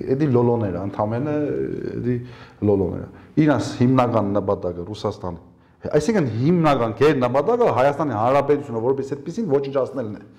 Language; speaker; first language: Armenian; native; Armenian